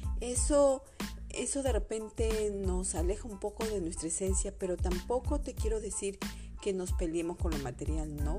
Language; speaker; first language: Spanish; native; Spanish